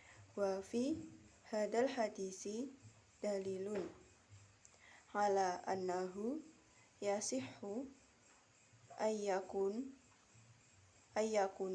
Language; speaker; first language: Arabic; non-native, learner; Indonesian